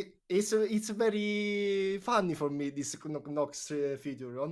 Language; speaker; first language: English; non-native, learner; Italian